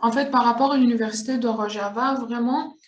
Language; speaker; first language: French; non-native, learner; Kurdish